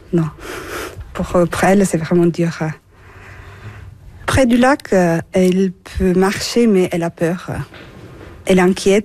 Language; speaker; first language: French; non-native, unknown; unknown